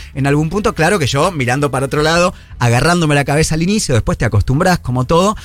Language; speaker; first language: Spanish; native; Spanish